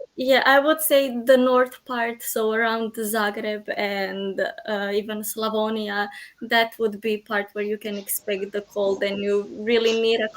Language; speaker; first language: English; non-native, fluent; Croatian